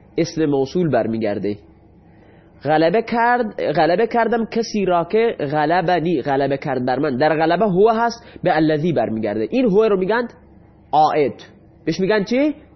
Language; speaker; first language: Persian; non-native, local second language; Baluchi